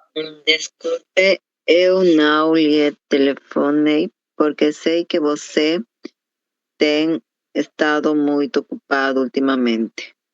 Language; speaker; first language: Portuguese; non-native, learner; Spanish